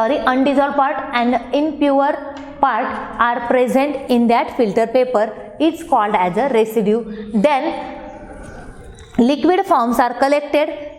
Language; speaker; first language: English; non-native, local second language; Marathi